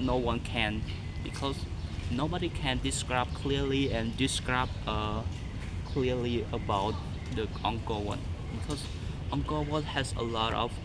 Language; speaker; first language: English; non-native, learner; Khmer